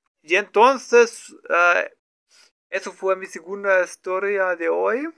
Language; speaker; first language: Spanish; non-native, learner; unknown